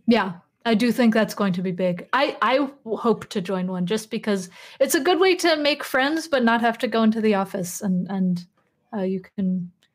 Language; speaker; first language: English; native; English